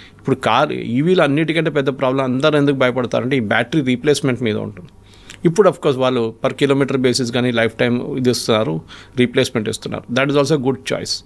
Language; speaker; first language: Telugu; non-native, local second language; Malayalam